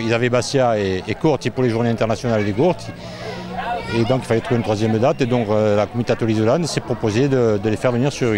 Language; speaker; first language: French; native; French